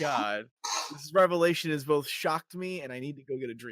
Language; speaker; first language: English; native; English